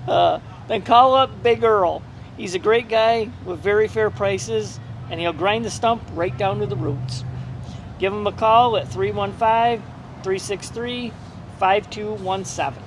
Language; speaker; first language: English; native; English